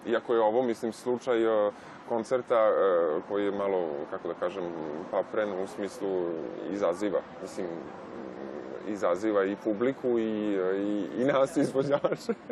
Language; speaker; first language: Serbian; native; Serbian